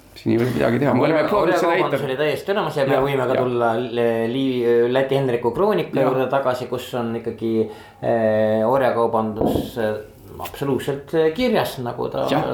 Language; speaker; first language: Estonian; native; Estonian